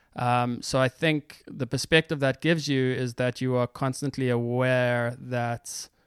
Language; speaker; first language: English; native; English